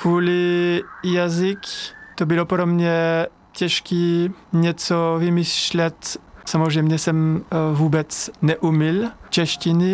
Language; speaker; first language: Czech; non-native, fluent; French